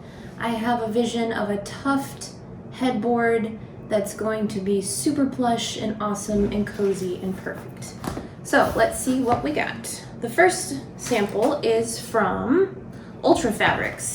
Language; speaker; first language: English; native; English